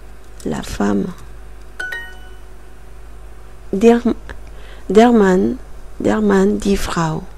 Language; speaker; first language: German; non-native, learner; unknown